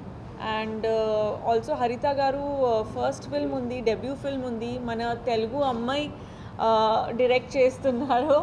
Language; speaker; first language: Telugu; non-native, learner; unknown